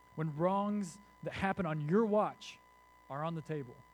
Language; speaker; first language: English; native; English